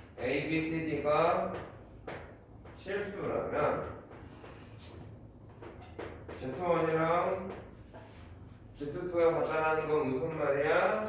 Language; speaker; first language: Korean; native; Korean